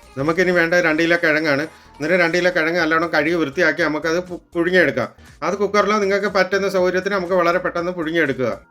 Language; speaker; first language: Malayalam; native; Malayalam